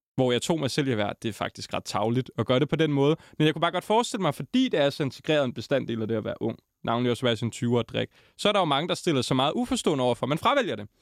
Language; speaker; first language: Danish; native; Danish